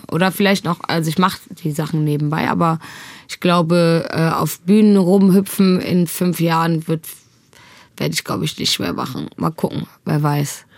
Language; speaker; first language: German; early bilingual, other home language; Tigrinya